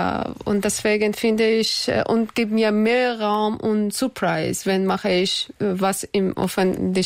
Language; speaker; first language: German; non-native, learner; Persian